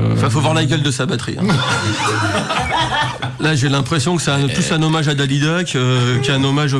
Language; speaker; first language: French; native; French